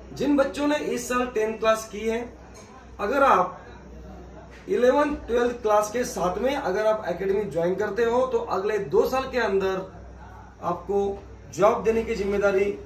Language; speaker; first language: Hindi; non-native, local second language; Marathi